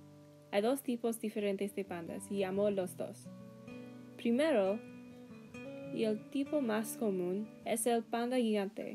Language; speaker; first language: Spanish; non-native, learner; English